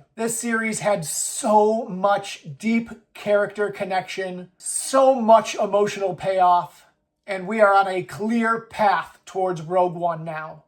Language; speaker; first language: English; native; English